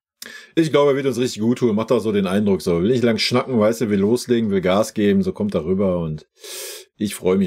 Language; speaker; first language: German; native; German